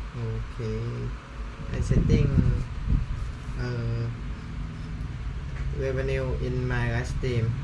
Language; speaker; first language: English; non-native, learner; Thai